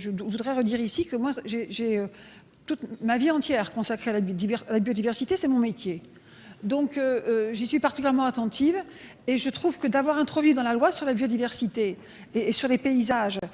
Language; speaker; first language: French; native; French